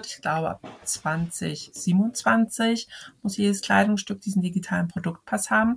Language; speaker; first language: German; native; German